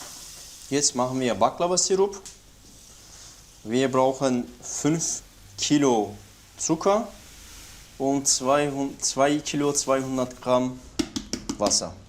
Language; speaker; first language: German; non-native, learner; Turkish